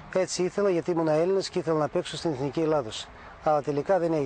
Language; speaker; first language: Greek; early bilingual, heritage; Greek